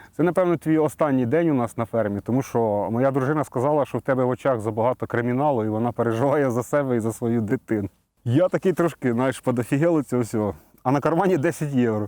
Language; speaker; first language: Ukrainian; native; Ukrainian